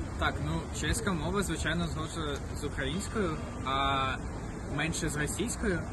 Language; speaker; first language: Ukrainian; non-native, local second language; Russian